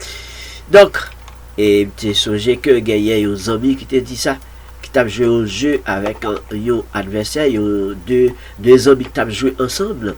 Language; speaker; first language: French; non-native, local second language; Haitian Creole